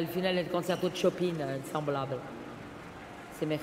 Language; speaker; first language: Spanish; non-native, learner; French